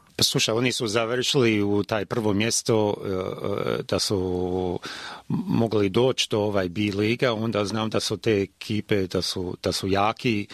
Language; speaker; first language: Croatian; early bilingual, heritage; Croatian